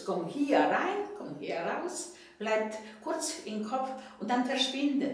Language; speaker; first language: German; non-native, fluent; Polish